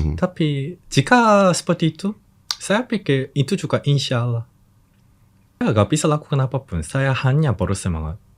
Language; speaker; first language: Indonesian; non-native, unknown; Korean